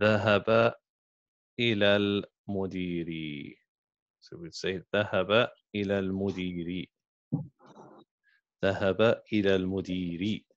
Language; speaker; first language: Arabic; non-native, fluent; English